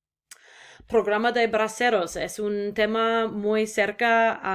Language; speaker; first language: Spanish; non-native, fluent; English